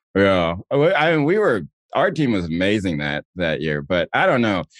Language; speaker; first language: English; native; English